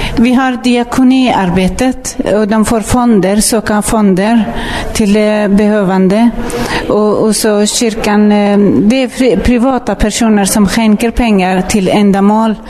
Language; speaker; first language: Swedish; non-native, fluent; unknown